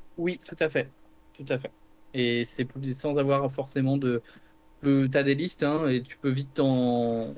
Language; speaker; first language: French; native; French